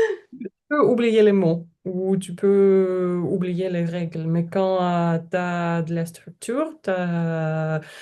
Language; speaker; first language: French; non-native, learner; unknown